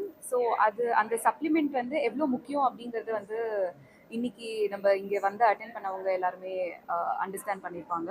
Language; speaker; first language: Tamil; native; Tamil